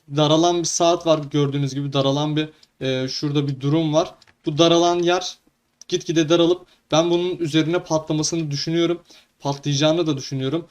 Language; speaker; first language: Turkish; native; Turkish